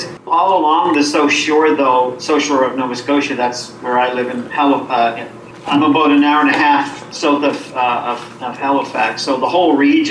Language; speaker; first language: English; native; English